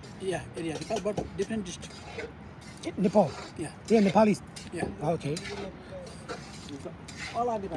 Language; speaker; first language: English; non-native, learner; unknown